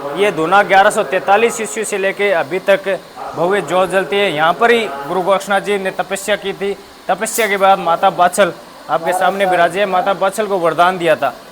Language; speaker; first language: Hindi; native; Hindi